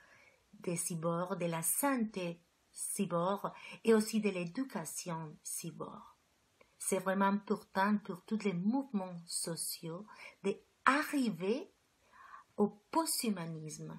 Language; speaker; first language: French; non-native, fluent; Spanish